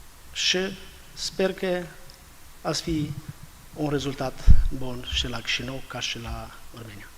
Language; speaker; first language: Romanian; non-native, fluent; Albanian